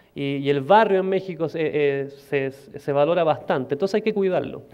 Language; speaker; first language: Spanish; native; Spanish